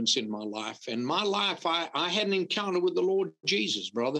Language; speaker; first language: English; native; English